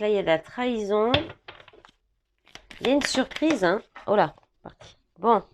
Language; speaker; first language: French; native; French